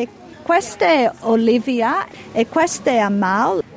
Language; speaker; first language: Italian; early bilingual, heritage; Italian